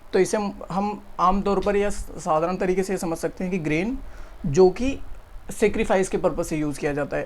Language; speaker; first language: Hindi; native; Hindi